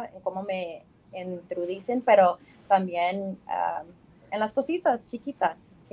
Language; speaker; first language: Spanish; early bilingual, heritage; Spanish